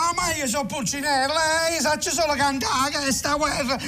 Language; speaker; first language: Italian; native; Italian